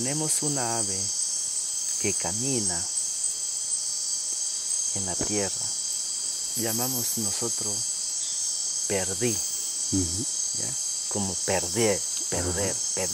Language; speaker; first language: Spanish; non-native, local second language; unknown